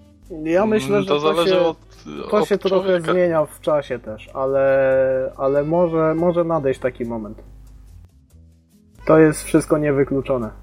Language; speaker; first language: Polish; native; Polish